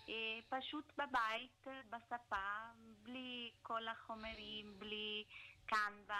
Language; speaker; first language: Hebrew; non-native, learner; Italian